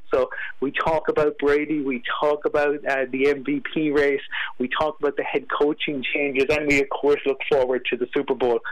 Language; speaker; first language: English; native; English